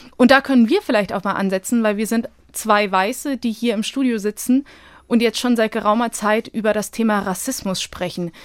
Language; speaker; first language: German; early bilingual, other home language; Bosnian